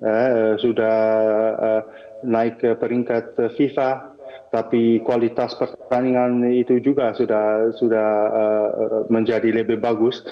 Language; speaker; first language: Indonesian; non-native, fluent; Dutch